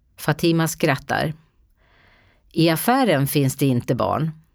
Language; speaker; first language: Swedish; native; Swedish